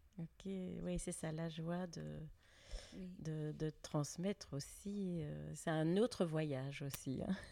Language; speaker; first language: French; native; French